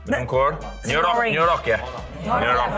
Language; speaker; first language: Indonesian; non-native, learner; English